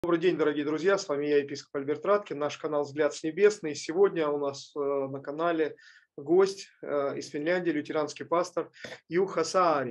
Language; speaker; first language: Russian; native; Russian